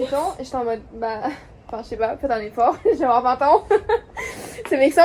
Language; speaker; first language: French; native; French